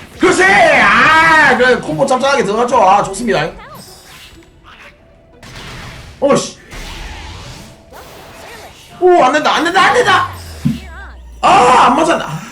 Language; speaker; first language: Korean; native; Korean